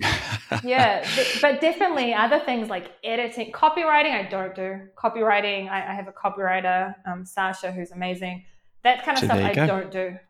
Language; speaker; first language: English; native; English